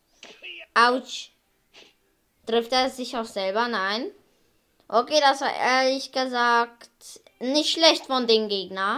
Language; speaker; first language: German; early bilingual, other home language; Hungarian